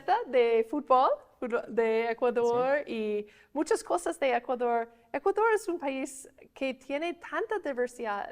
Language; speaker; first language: Spanish; non-native, fluent; English